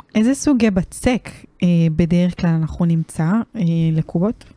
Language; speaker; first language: Hebrew; early bilingual, other home language; Arabic